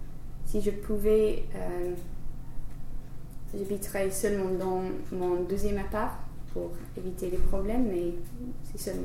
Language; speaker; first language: French; non-native, learner; English